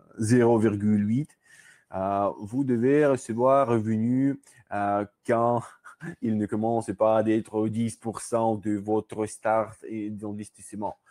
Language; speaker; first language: French; non-native, learner; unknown